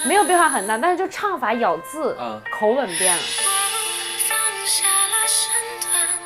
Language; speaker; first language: Chinese; native; Chinese